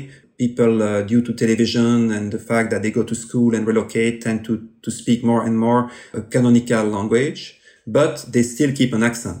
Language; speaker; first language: English; non-native, fluent; French